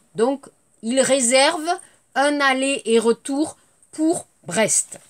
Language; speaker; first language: French; native; French